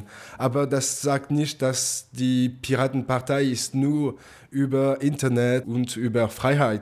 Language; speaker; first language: German; non-native, local second language; French